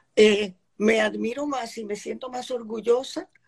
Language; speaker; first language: Spanish; early bilingual, other home language; Polish